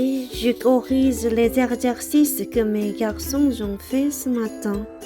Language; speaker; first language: French; non-native, learner; Korean